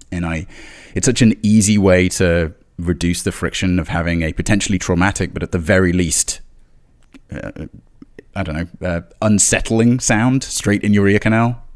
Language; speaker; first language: English; native; English